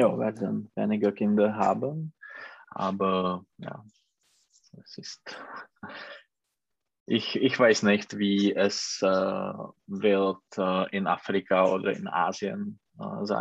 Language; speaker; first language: German; non-native, learner; Czech